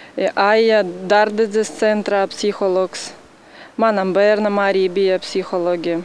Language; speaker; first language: Latvian; non-native, local second language; Russian